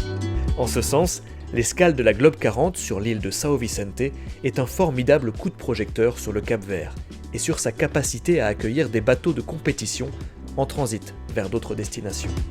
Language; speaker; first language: French; native; French